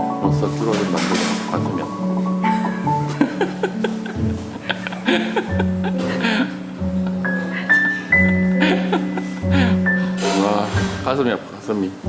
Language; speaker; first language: Korean; native; Korean